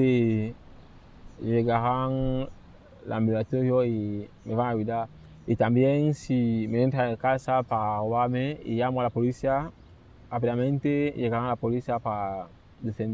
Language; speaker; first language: Spanish; non-native, fluent; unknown